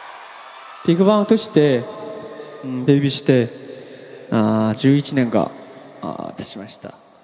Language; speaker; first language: Japanese; non-native, learner; Korean